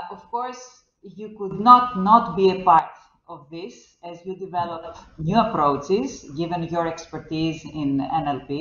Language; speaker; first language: English; non-native, fluent; Greek